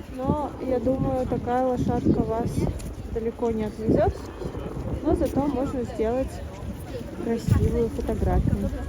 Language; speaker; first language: Russian; native; Russian